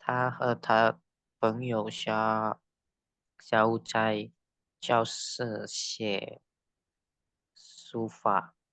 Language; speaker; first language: Chinese; non-native, learner; Indonesian